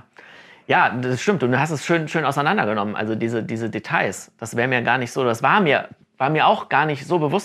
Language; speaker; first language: German; native; German